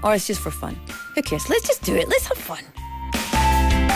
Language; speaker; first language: English; native; English